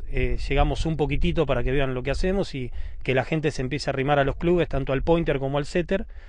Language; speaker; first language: Spanish; native; Spanish